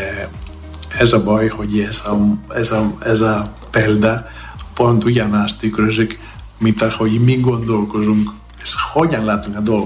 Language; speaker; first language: Hungarian; non-native, learner; Greek